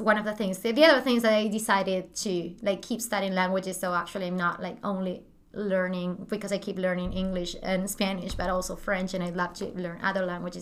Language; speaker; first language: English; non-native, fluent; Spanish